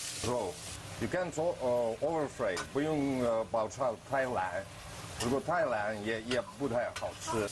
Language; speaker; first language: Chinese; non-native, learner; Russian